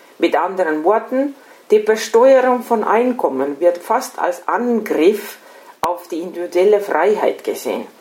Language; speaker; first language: German; non-native, fluent; Estonian